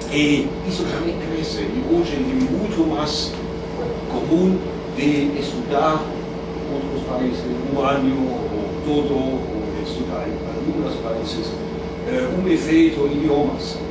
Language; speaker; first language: Portuguese; non-native, fluent; German